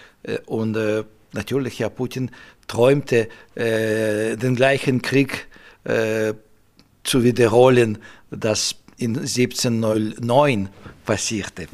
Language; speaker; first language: German; non-native, fluent; Russian